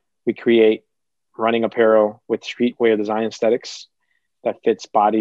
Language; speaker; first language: English; early bilingual, other home language; Kabuverdianu